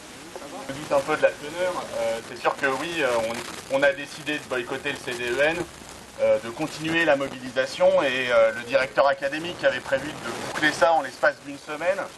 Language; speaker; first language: French; native; French